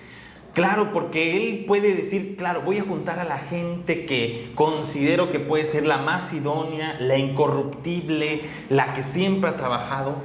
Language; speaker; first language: Spanish; native; Spanish